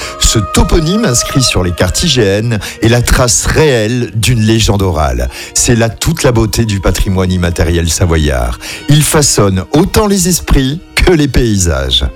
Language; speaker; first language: French; native; French